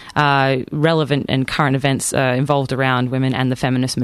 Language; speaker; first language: English; native; English